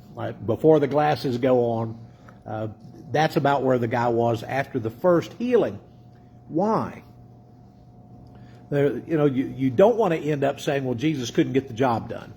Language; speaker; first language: English; native; English